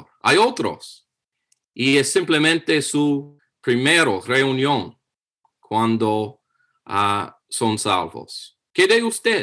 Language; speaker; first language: Spanish; non-native, fluent; English